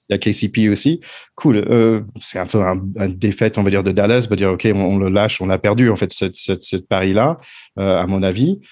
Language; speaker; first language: French; non-native, fluent; English